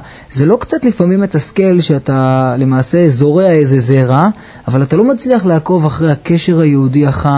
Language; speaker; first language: Hebrew; native; Hebrew